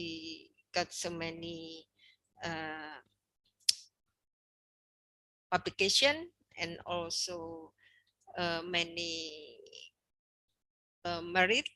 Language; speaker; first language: English; non-native, learner; Indonesian